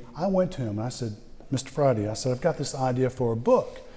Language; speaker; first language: English; native; English